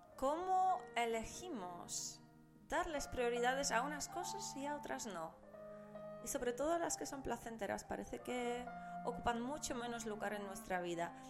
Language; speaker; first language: Spanish; non-native, fluent; Polish